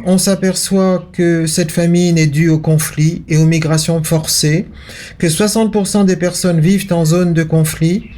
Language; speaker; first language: French; native; French